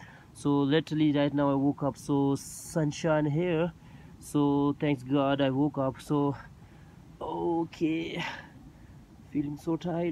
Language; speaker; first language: English; non-native, local second language; Urdu